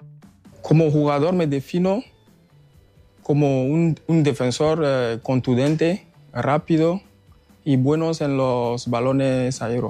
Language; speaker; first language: Spanish; non-native, fluent; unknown